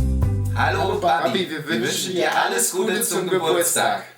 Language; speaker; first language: German; early bilingual, heritage; German